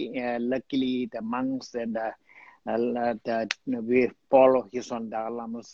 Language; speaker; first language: English; non-native, local second language; Tibetan